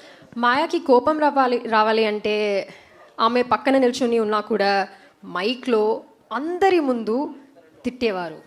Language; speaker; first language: Telugu; non-native, learner; English